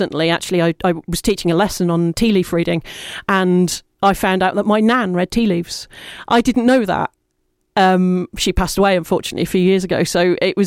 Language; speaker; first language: English; native; English